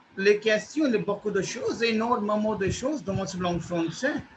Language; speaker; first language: French; non-native, fluent; Hindi